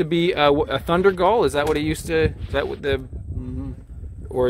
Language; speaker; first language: English; native; English